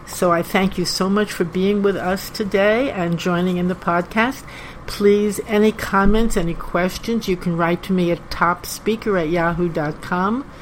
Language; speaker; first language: English; native; English